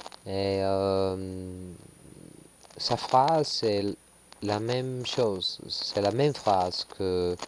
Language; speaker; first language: French; non-native, learner; English